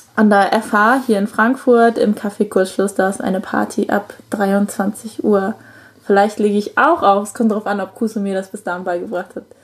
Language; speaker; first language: German; early bilingual, other home language; Chinese